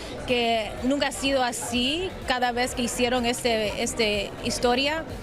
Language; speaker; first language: Spanish; early bilingual, other home language; English